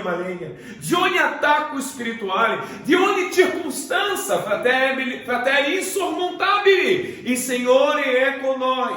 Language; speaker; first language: Italian; non-native, fluent; Portuguese